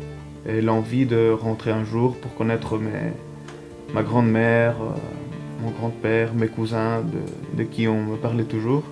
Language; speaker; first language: French; early bilingual, other home language; Spanish